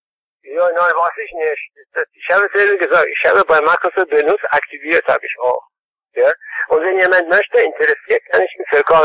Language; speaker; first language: German; non-native, fluent; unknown